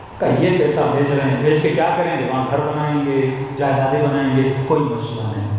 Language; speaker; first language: Urdu; early bilingual, heritage; Urdu